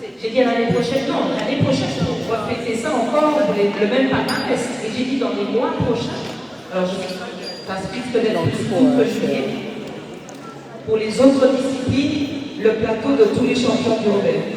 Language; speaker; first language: French; native; French